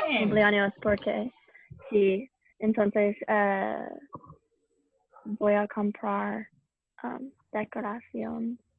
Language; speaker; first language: Spanish; non-native, learner; English